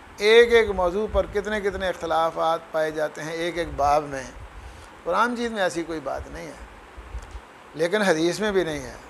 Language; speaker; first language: Urdu; non-native, local second language; Punjabi